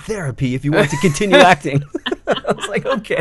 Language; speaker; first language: English; native; English